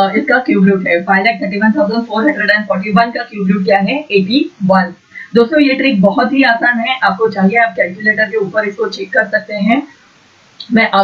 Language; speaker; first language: Hindi; non-native, local second language; Marathi